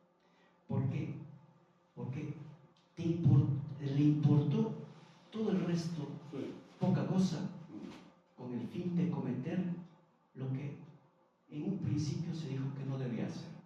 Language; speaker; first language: Spanish; native; Spanish